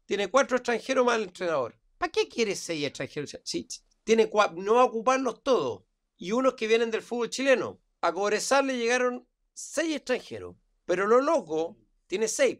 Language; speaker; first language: Spanish; native; Spanish